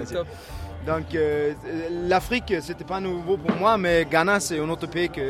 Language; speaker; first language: French; non-native, learner; Danish